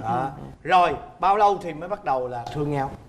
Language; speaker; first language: Vietnamese; native; Vietnamese